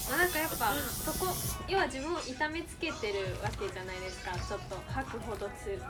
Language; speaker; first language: Japanese; native; Japanese